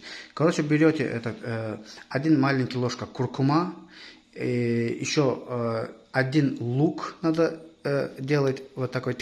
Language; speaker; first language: Russian; non-native, fluent; Azerbaijani